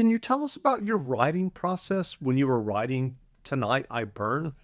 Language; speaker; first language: English; native; English